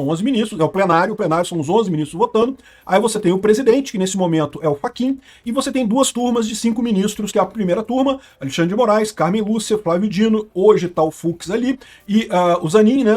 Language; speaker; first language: Portuguese; native; Portuguese